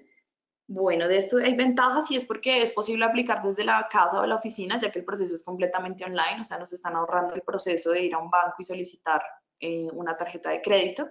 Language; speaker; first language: Spanish; native; Spanish